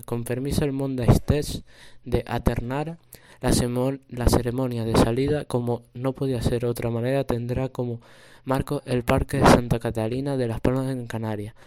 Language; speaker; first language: Spanish; native; Spanish